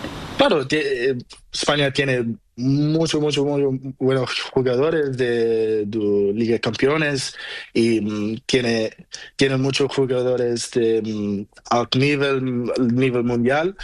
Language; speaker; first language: Spanish; non-native, learner; Portuguese